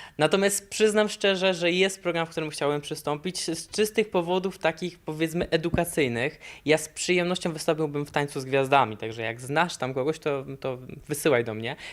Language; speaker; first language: Polish; native; Polish